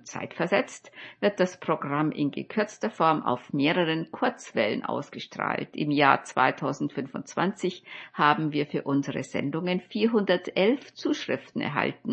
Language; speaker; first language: German; native; German